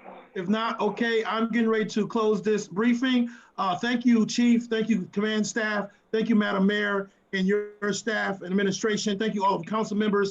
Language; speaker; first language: English; native; English